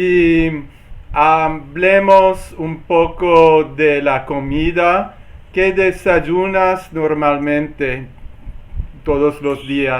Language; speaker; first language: Spanish; non-native, learner; English